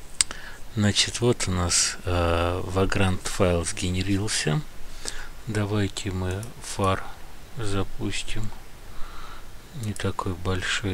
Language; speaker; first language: Russian; native; Russian